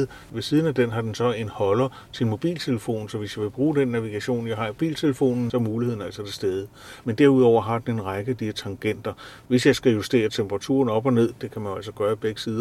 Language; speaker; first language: Danish; native; Danish